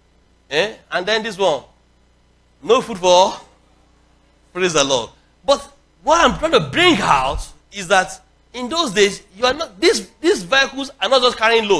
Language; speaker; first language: English; non-native, local second language; Yoruba